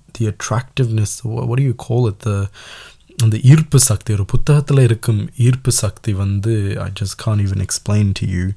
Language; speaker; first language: Tamil; early bilingual, heritage; Tamil